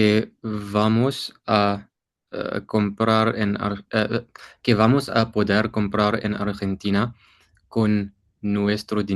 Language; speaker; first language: Spanish; non-native, learner; English